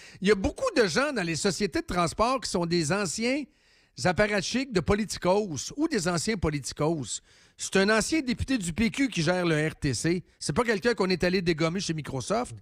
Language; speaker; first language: French; native; French